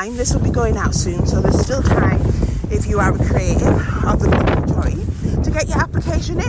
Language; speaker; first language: English; native; English